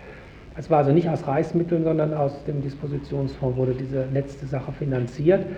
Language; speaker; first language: German; native; German